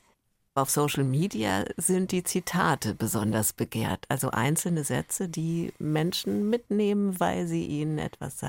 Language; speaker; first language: German; native; German